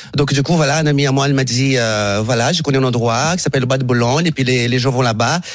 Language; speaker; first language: French; non-native, fluent; Portuguese